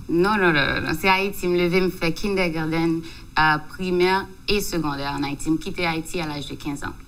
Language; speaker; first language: French; non-native, local second language; Haitian Creole